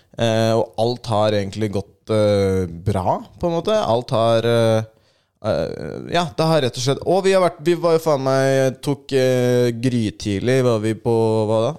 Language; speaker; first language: Norwegian; native; Norwegian